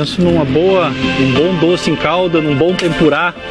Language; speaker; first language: Portuguese; native; Portuguese